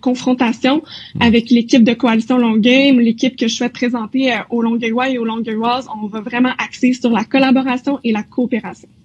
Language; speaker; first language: French; native; French